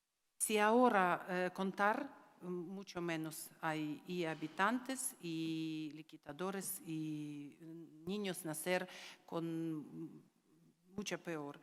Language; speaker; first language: Spanish; non-native, learner; Ukrainian